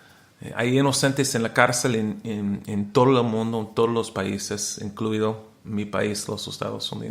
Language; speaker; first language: Spanish; non-native, learner; English